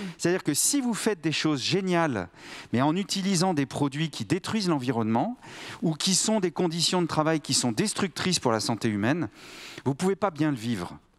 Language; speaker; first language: French; native; French